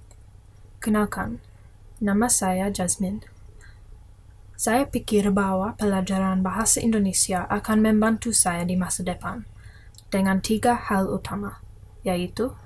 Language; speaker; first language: Indonesian; non-native, learner; English